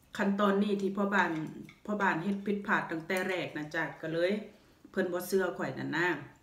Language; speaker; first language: Thai; native; Thai